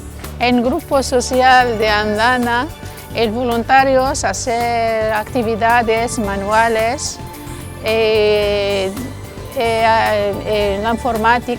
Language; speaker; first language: Spanish; non-native, learner; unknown